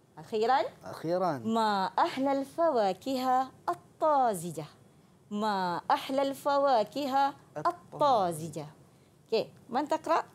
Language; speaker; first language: Arabic; non-native, fluent; Malay